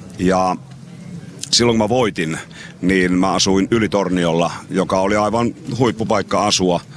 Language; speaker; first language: Finnish; native; Finnish